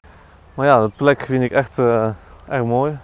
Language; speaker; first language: Dutch; non-native, learner; Polish